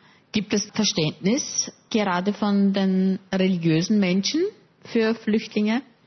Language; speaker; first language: German; native; German